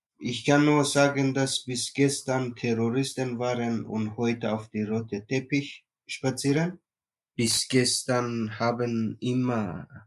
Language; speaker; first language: German; non-native, learner; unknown